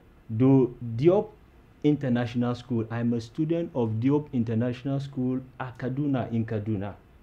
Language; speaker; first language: English; non-native, local second language; Hausa